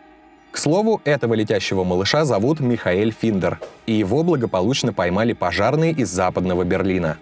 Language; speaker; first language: Russian; native; Russian